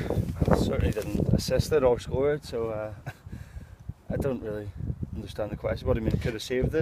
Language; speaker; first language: English; native; English